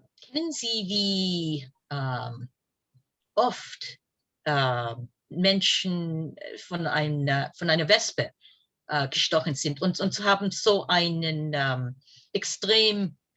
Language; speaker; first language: German; early bilingual, heritage; German